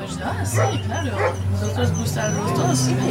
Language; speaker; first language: Spanish; non-native, learner; French